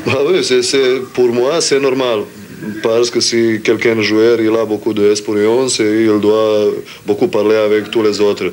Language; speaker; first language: French; non-native, learner; Serbian